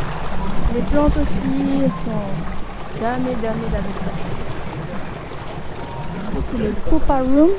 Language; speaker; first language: French; native; French